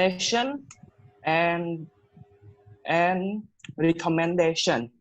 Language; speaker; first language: English; non-native, learner; Khmer